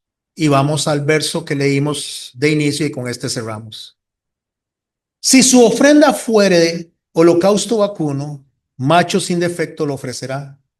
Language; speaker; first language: Spanish; native; Spanish